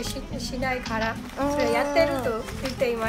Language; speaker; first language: Japanese; non-native, learner; Burmese